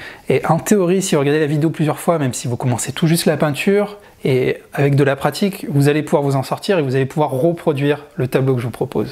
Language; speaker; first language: French; native; French